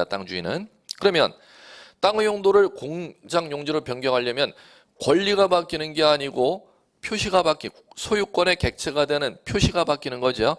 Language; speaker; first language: Korean; native; Korean